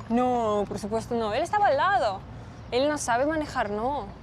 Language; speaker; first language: Spanish; non-native, learner; Russian